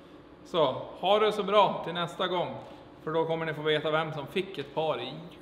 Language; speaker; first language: Swedish; native; Swedish